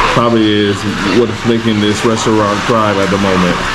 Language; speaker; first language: English; native; English